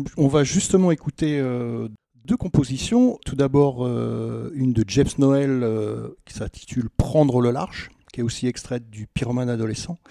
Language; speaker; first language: French; native; French